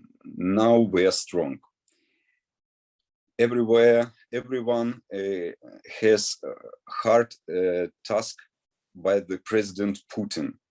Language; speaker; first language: English; non-native, learner; Ukrainian